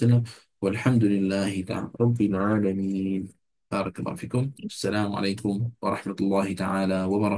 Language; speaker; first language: Arabic; non-native, fluent; Malay